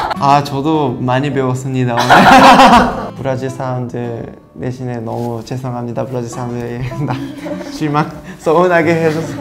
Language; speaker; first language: Korean; non-native, learner; Portuguese